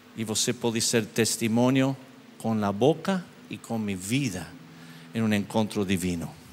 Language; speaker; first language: Portuguese; non-native, learner; English